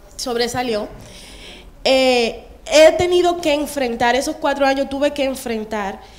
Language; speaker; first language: Spanish; native; Spanish